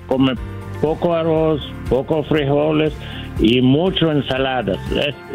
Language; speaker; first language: Spanish; non-native, learner; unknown